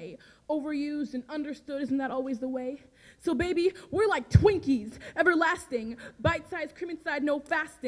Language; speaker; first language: English; native; English